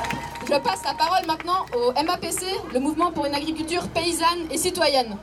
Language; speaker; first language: French; native; French